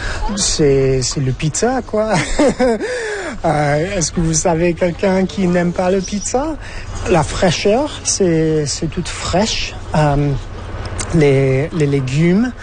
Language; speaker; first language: French; non-native, fluent; English